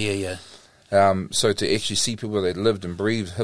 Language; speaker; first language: English; native; English